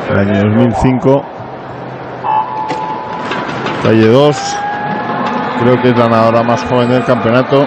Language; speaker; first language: Spanish; native; Spanish